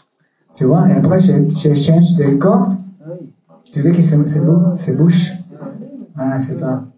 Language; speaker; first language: French; non-native, learner; Spanish